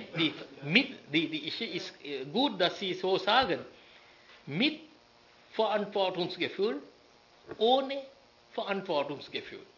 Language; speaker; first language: German; non-native, learner; Sinhala